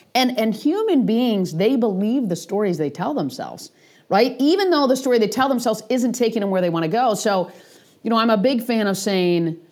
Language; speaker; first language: English; native; English